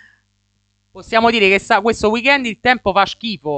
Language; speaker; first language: Italian; native; Italian